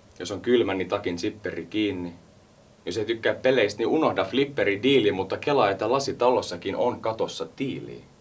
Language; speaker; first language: Finnish; early bilingual, heritage; Finnish